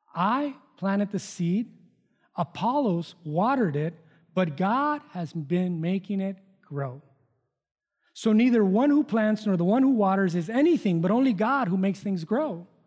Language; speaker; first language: English; non-native, fluent; Spanish